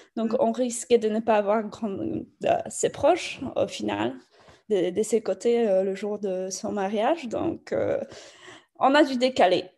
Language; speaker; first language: French; non-native, fluent; Polish